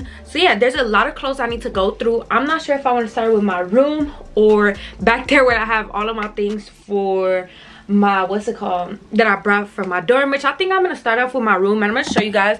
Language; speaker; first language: English; native; English